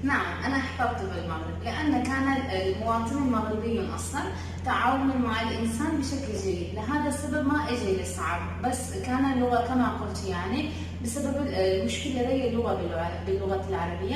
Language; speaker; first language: Arabic; non-native, learner; Turkish